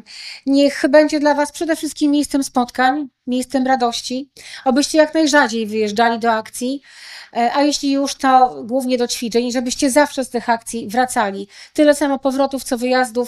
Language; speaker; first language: Polish; native; Polish